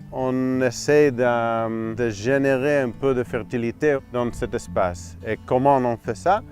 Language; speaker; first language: French; non-native, fluent; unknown